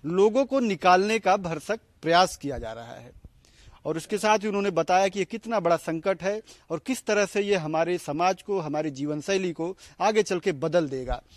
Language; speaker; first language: Hindi; native; Hindi